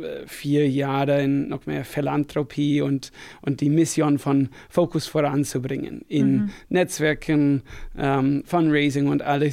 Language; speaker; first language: German; non-native, fluent; English